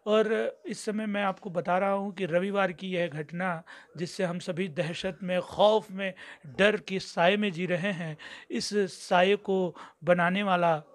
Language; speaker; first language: Hindi; native; Hindi